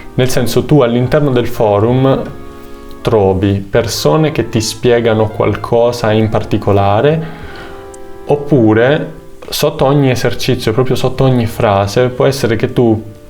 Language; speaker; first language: Italian; native; Italian